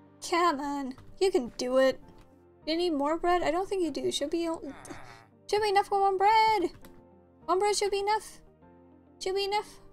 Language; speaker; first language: English; non-native, fluent; Swedish